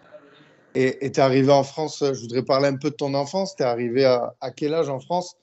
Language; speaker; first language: French; native; French